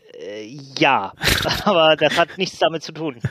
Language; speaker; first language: German; native; German